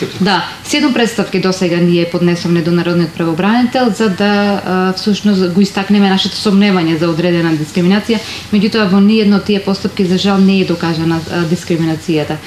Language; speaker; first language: Macedonian; non-native, local second language; Romany